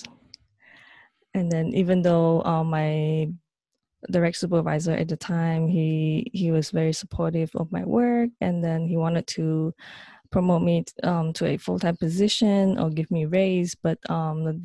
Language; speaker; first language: English; non-native, local second language; Chinese